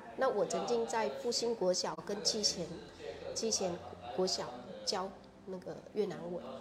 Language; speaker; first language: Chinese; non-native, fluent; Vietnamese